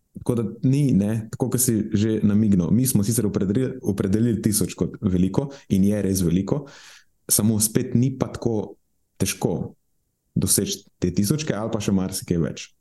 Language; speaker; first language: Slovenian; non-native, local second language; Serbian